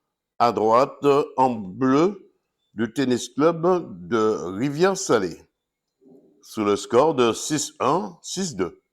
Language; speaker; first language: French; native; French